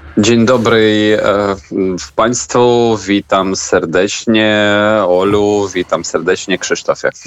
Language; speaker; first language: Polish; non-native, fluent; Ukrainian